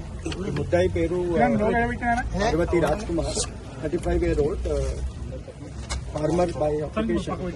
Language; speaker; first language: Telugu; non-native, learner; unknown